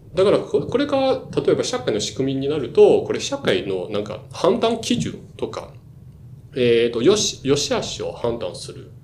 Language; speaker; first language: Japanese; non-native, fluent; Chinese